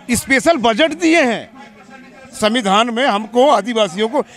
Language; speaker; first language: Hindi; native; Hindi